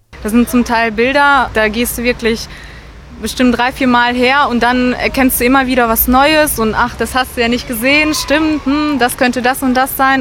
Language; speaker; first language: German; native; German